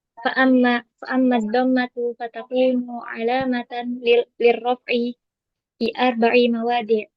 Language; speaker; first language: Arabic; non-native, learner; Indonesian